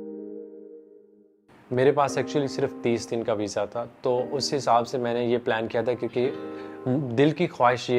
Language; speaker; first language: Urdu; native; Urdu